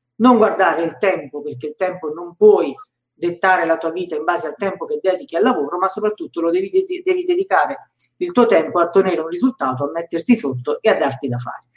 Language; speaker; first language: Italian; native; Italian